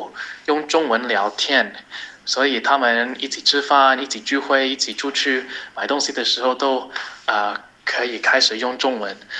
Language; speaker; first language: Chinese; non-native, fluent; English